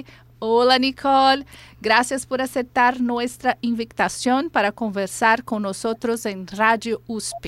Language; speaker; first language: Spanish; non-native, fluent; Portuguese